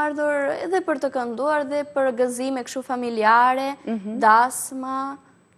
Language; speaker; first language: Albanian; early bilingual, heritage; Albanian